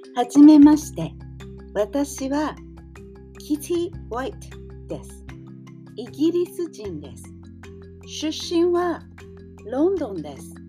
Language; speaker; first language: Japanese; non-native, learner; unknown